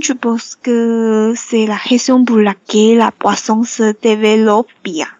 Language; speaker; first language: French; non-native, learner; Chinese